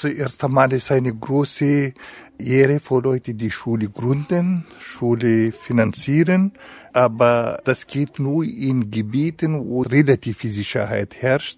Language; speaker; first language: German; non-native, fluent; Pashto